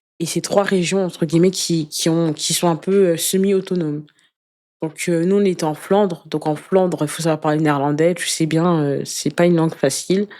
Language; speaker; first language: French; early bilingual, other home language; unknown